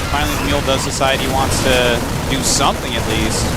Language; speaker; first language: English; native; English